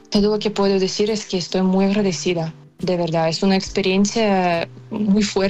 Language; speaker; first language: Spanish; non-native, fluent; Ukrainian